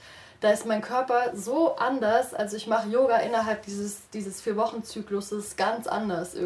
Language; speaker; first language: German; native; German